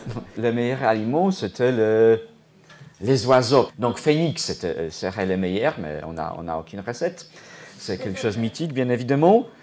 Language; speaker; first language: French; non-native, fluent; Polish